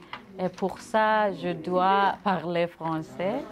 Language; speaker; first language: French; non-native, learner; Persian